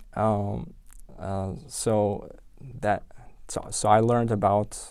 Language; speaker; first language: English; non-native, fluent; Uzbek